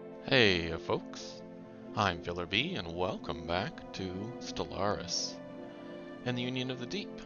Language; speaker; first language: English; native; English